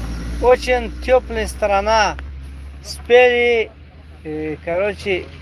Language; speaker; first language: Russian; non-native, learner; Tajik